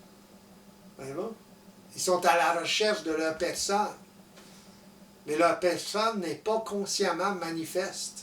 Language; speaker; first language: French; native; French